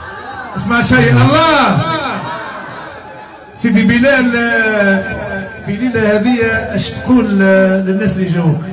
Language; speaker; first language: Arabic; native; Arabic